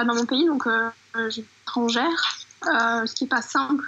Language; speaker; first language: French; native; French